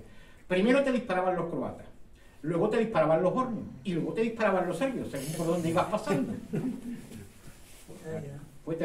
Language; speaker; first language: Spanish; native; Spanish